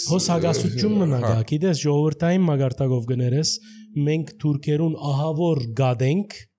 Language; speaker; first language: Armenian; early bilingual, heritage; Armenian